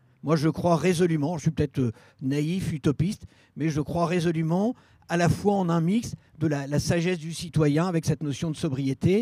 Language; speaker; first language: French; native; French